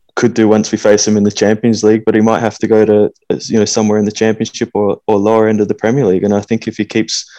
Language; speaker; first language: English; native; English